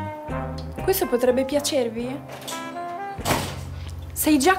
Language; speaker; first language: Italian; native; Italian